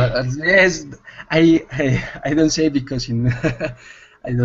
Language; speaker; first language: English; non-native, learner; Spanish